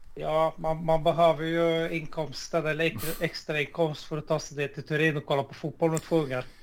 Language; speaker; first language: Swedish; early bilingual, other home language; Arabic